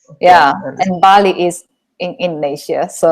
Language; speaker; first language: English; non-native, fluent; Japanese